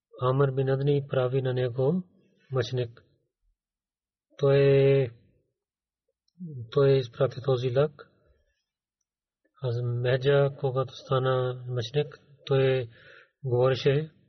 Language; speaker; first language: Bulgarian; non-native, learner; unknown